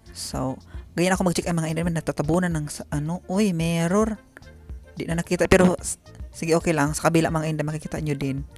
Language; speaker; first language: Filipino; non-native, local second language; Cebuano